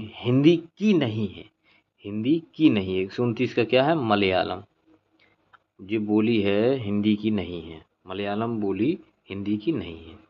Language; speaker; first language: Hindi; native; Hindi